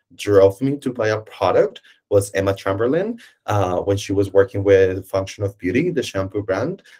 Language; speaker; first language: English; non-native, fluent; Spanish